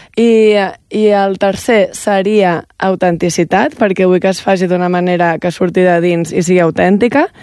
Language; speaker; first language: Catalan; non-native, local second language; Spanish